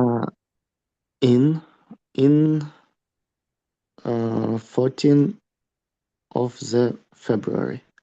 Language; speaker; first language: English; non-native, learner; Russian